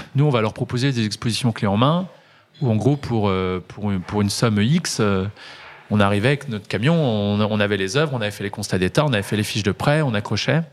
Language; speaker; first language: French; native; French